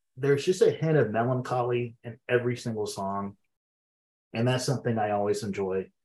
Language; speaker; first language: English; native; English